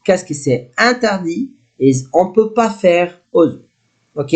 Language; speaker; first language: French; non-native, fluent; Arabic